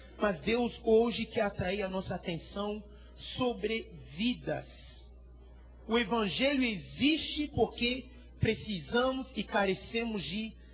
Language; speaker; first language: Portuguese; non-native, fluent; French